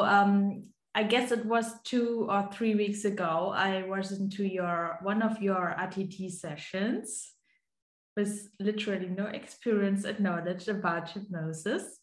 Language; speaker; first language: English; non-native, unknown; German